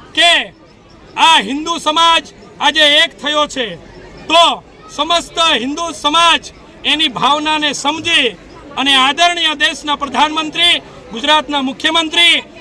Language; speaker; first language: Gujarati; native; Gujarati